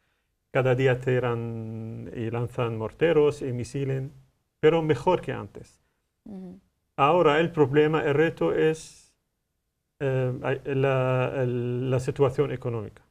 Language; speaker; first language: Spanish; non-native, learner; Arabic